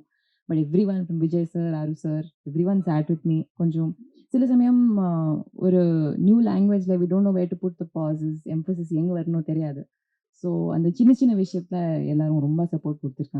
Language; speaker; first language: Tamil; non-native, learner; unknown